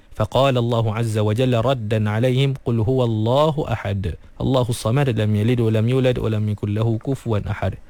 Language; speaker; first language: Malay; native; Malay